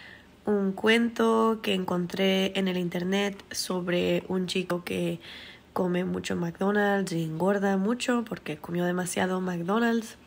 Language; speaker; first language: Spanish; early bilingual, heritage; Spanish